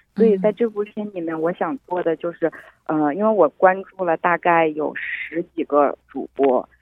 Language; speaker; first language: Chinese; native; Chinese